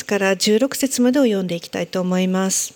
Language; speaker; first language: Japanese; native; Japanese